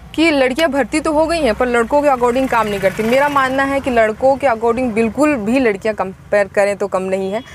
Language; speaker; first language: Hindi; native; Hindi